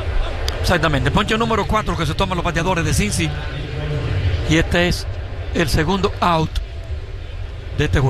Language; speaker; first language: Spanish; native; Spanish